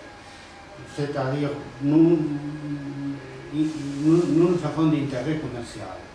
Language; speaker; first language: French; non-native, fluent; Spanish